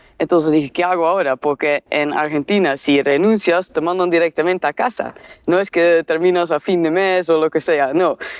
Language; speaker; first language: Spanish; non-native, fluent; Dutch